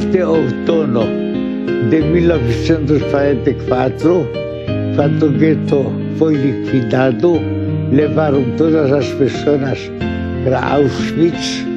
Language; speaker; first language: Portuguese; non-native, fluent; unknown